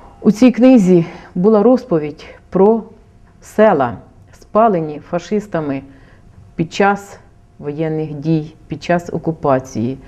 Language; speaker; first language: Ukrainian; native; Ukrainian